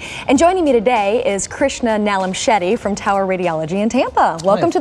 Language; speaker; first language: English; native; English